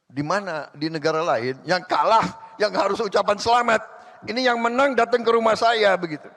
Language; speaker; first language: Indonesian; native; Indonesian